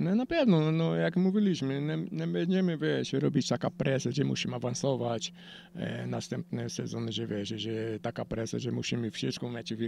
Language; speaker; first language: Polish; non-native, learner; Portuguese